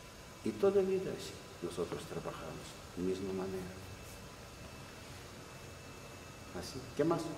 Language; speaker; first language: Spanish; non-native, learner; Russian